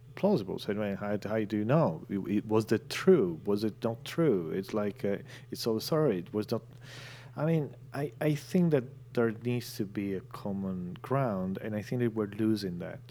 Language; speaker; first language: English; non-native, fluent; Italian